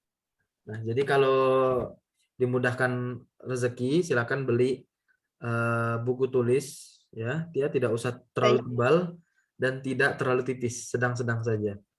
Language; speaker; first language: Indonesian; native; Indonesian